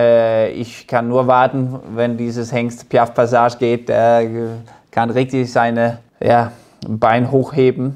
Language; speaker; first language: German; non-native, fluent; Danish